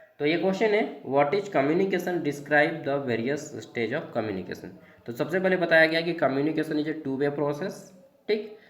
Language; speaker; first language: Hindi; native; Hindi